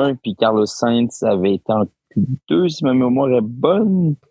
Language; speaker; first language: French; native; French